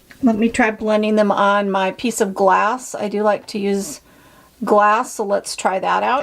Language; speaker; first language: English; native; English